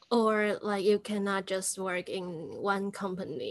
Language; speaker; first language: English; non-native, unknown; Chinese